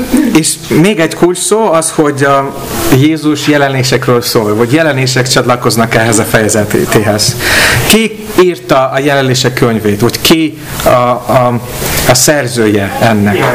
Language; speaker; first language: Hungarian; non-native, fluent; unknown